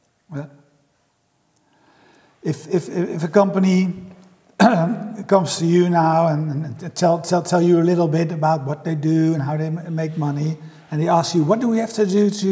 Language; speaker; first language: English; non-native, fluent; Dutch